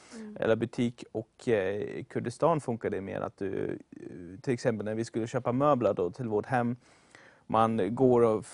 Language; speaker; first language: Swedish; non-native, fluent; German